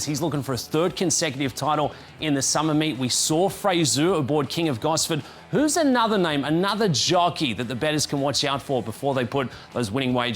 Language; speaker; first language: English; native; English